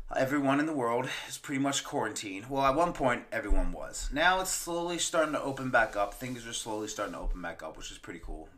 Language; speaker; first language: English; native; English